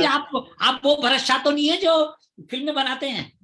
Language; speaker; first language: Hindi; native; Hindi